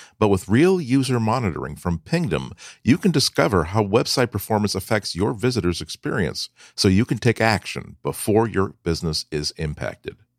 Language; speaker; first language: English; native; English